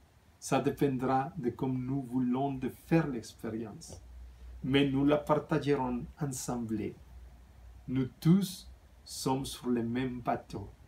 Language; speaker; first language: French; non-native, fluent; Spanish